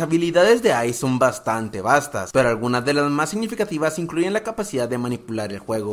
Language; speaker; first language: Spanish; native; Spanish